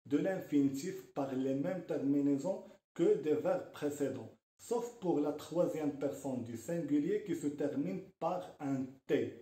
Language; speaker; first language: French; non-native, local second language; Arabic